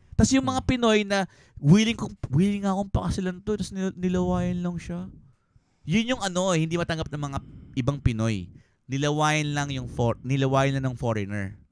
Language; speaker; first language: Filipino; native; Filipino